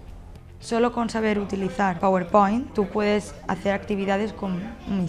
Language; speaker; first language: Spanish; native; Spanish